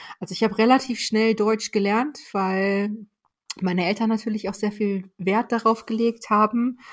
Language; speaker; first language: German; early bilingual, other home language; Persian